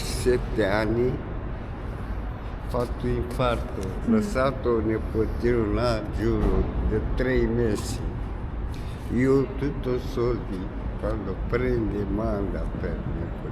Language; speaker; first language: Italian; non-native, learner; Romanian